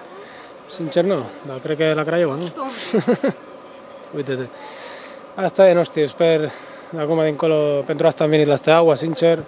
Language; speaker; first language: Romanian; non-native, fluent; Spanish